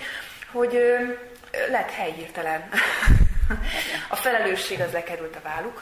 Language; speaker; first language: Hungarian; native; Hungarian